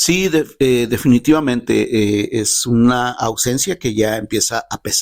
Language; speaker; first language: Spanish; native; Spanish